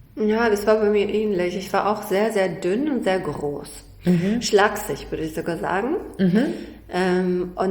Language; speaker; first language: German; early bilingual, other home language; Russian